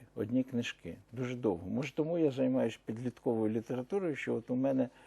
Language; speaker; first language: Ukrainian; native; Ukrainian